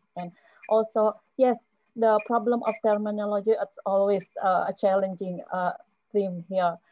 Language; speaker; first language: English; non-native, fluent; Indonesian